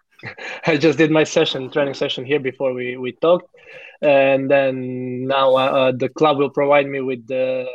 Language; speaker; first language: English; non-native, fluent; Croatian